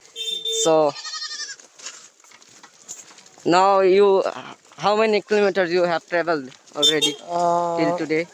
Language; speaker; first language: English; non-native, learner; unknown